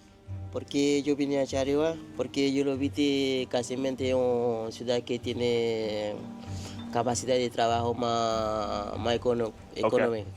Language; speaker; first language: Spanish; non-native, learner; Haitian Creole